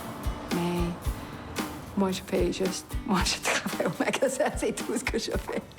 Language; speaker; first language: French; non-native, local second language; English